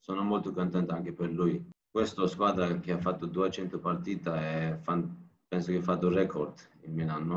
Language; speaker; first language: Italian; non-native, learner; Turkish